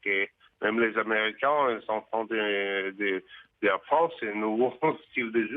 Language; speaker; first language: French; non-native, fluent; Russian